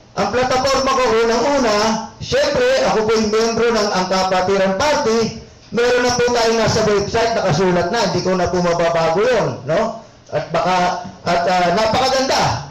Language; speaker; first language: Filipino; native; Filipino